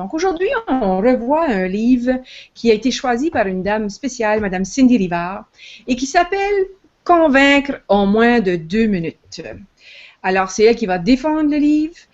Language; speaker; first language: French; native; French